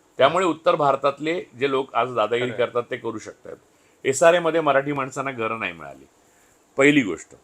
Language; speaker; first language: Marathi; native; Marathi